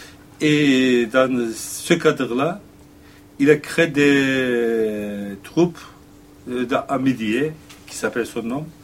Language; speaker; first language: French; non-native, fluent; Kurdish